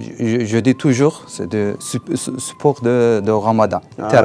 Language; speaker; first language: French; non-native, learner; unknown